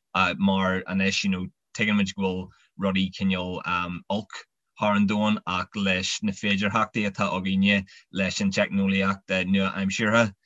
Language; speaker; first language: Irish; non-native, local second language; English